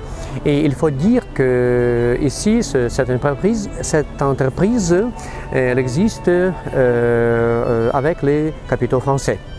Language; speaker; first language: French; non-native, fluent; Ukrainian